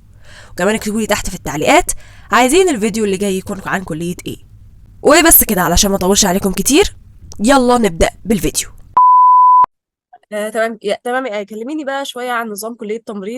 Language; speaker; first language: Arabic; native; Arabic